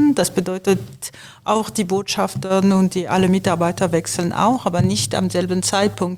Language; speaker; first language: German; non-native, fluent; French